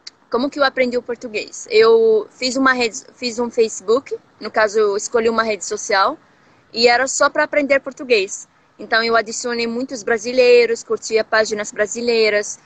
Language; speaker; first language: Portuguese; non-native, fluent; Arabic